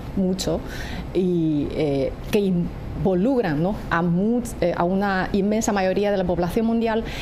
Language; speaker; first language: Spanish; non-native, fluent; Chinese